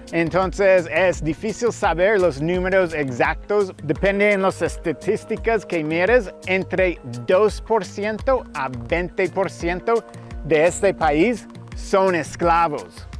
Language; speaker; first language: Spanish; non-native, fluent; English